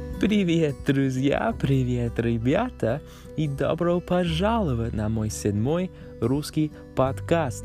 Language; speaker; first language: Russian; non-native, learner; English